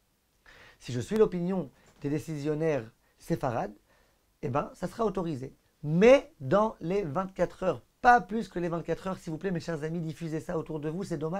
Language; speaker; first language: French; native; French